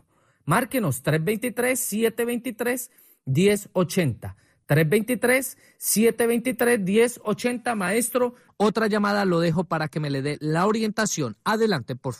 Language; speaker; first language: Spanish; native; Spanish